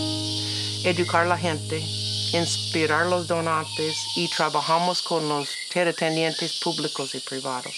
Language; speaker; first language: Spanish; non-native, learner; English